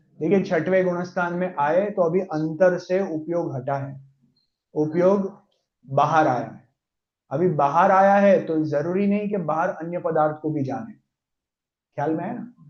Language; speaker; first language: Hindi; non-native, local second language; Gujarati